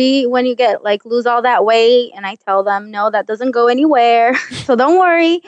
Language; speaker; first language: English; non-native, fluent; Portuguese